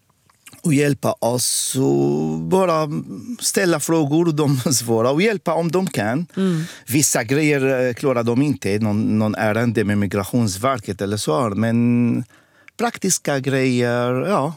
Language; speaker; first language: Swedish; non-native, fluent; Arabic